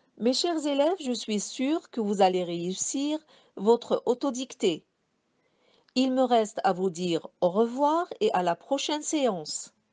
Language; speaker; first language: French; non-native, local second language; Arabic